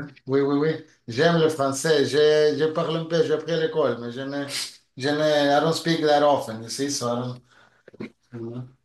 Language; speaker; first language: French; non-native, learner; Spanish